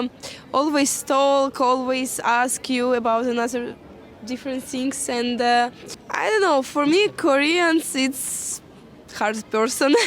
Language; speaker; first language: English; non-native, learner; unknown